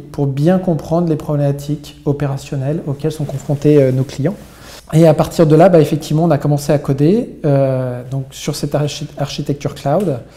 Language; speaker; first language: French; native; French